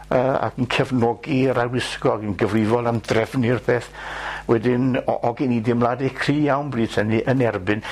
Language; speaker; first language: Welsh; native; Welsh